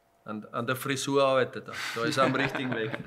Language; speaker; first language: German; native; German